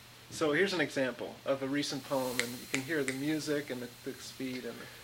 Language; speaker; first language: English; native; English